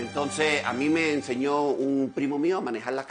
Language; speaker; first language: Spanish; native; Spanish